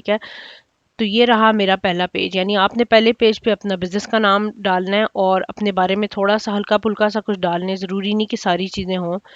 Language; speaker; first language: Urdu; native; Urdu